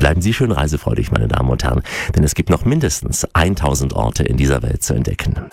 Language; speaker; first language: German; native; German